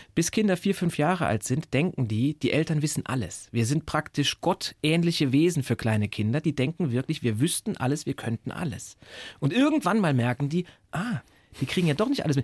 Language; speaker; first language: German; native; German